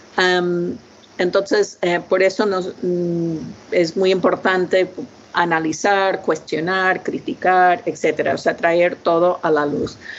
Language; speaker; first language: Spanish; non-native, fluent; English